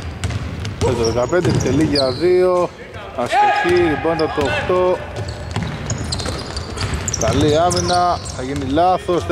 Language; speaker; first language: Greek; native; Greek